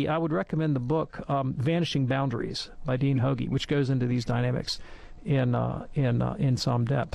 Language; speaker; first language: English; native; English